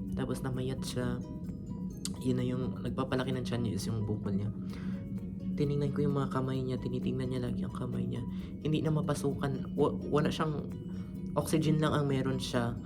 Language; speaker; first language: Filipino; non-native, local second language; Cebuano